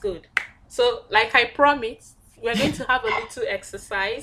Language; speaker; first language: English; non-native, local second language; Igbo